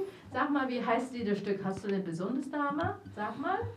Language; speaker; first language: German; non-native, learner; Chinese